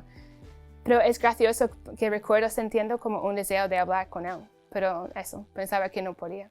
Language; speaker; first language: Spanish; non-native, fluent; English